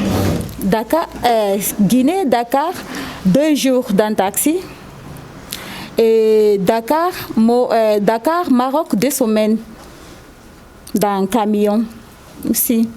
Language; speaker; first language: French; non-native, local second language; Susu